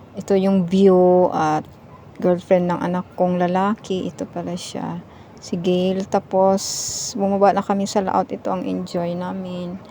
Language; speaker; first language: Filipino; non-native, local second language; Cebuano